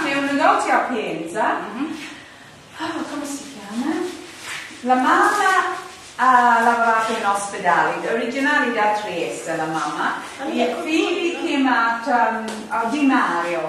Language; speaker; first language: Italian; non-native, learner; English